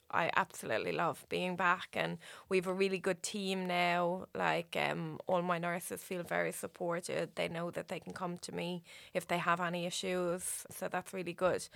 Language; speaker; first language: English; native; English